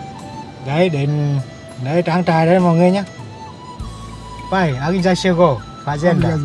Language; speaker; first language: Vietnamese; native; Vietnamese